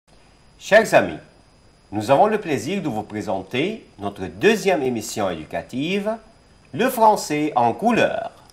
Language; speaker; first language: French; non-native, fluent; Arabic